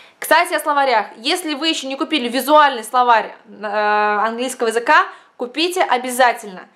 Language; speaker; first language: Russian; native; Russian